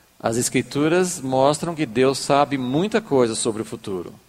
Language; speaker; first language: Portuguese; native; Portuguese